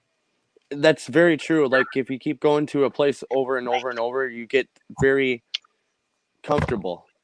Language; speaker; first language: English; native; English